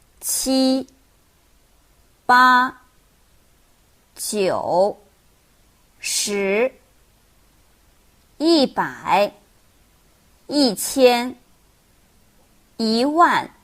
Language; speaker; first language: Chinese; non-native, fluent; Korean